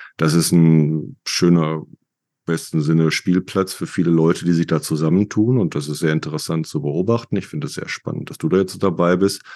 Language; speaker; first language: German; native; German